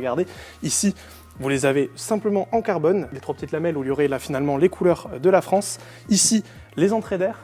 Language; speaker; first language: French; native; French